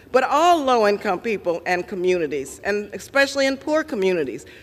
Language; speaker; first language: English; native; English